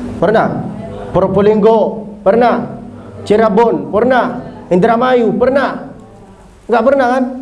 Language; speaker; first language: Malay; non-native, fluent; Arabic